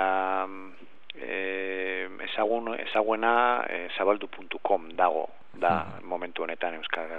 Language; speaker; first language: Basque; non-native, learner; Spanish